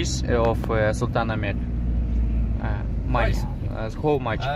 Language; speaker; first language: English; non-native, learner; Romanian